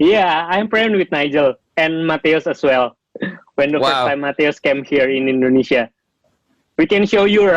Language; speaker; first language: English; non-native, fluent; Indonesian